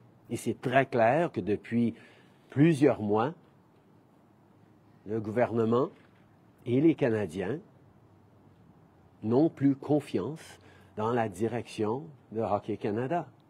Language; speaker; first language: French; early bilingual, heritage; French